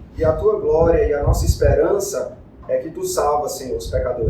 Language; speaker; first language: Portuguese; native; Portuguese